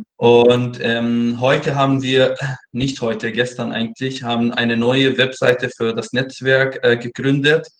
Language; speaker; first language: German; non-native, fluent; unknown